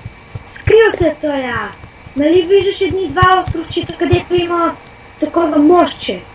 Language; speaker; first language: Bulgarian; native; Bulgarian